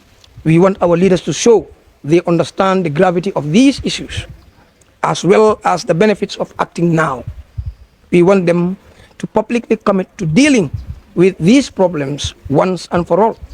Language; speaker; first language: English; non-native, local second language; Fula